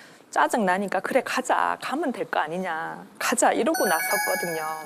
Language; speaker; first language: Korean; native; Korean